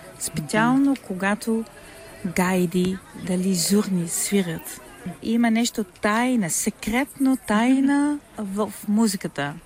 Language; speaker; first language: Bulgarian; non-native, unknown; Dutch